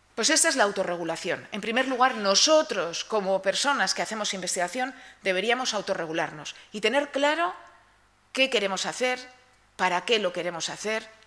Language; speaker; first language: Spanish; native; Spanish